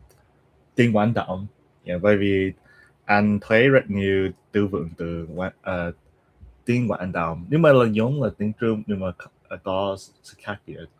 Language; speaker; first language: Vietnamese; non-native, learner; English